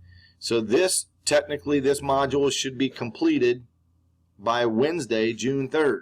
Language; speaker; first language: English; native; English